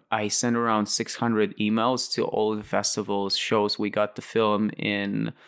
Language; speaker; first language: English; non-native, fluent; Latvian